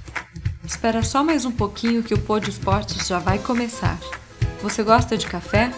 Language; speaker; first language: Portuguese; native; Portuguese